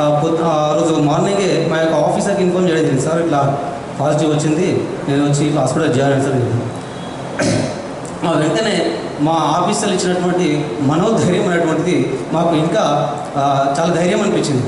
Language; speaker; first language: Telugu; native; Telugu